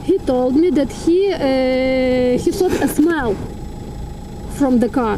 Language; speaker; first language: English; non-native, learner; Ukrainian